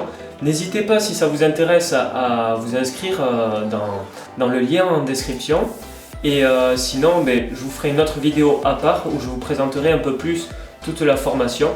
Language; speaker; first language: French; native; French